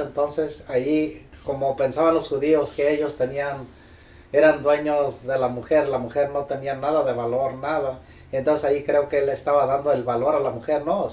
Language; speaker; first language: Spanish; native; Spanish